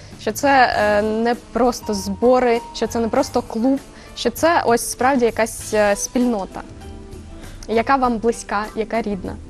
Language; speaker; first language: Ukrainian; native; Ukrainian